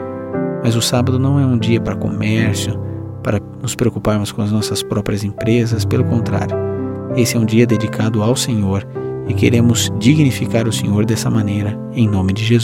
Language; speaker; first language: Portuguese; native; Portuguese